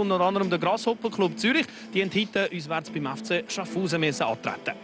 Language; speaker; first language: German; native; German